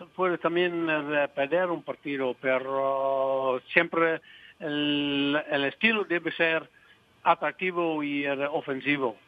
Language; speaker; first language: Spanish; non-native, fluent; Dutch